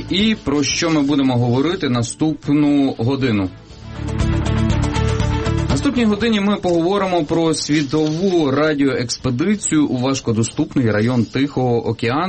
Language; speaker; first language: Ukrainian; native; Ukrainian